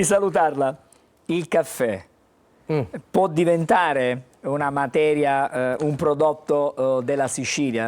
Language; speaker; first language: Italian; native; Italian